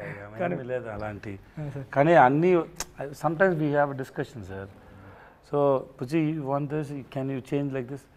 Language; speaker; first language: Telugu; non-native, learner; Tamil